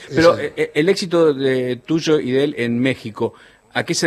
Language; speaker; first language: Spanish; native; Spanish